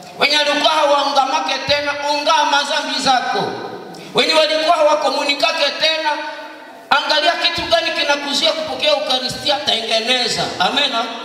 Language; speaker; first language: Swahili; non-native, local second language; Nande